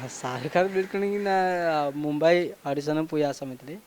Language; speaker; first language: Malayalam; non-native, learner; Odia